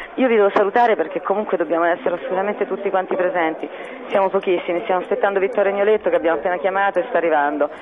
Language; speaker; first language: Italian; native; Italian